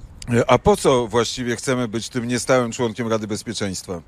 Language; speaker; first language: Polish; native; Polish